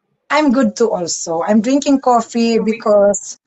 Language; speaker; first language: English; non-native, learner; Filipino